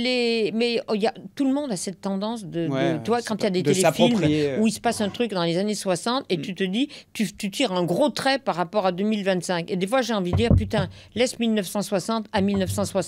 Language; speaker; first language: French; native; French